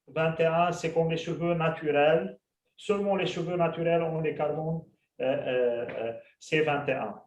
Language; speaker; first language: French; non-native, local second language; Arabic